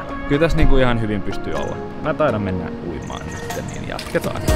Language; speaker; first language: Finnish; native; Finnish